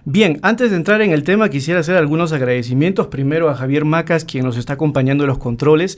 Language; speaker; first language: Spanish; native; Spanish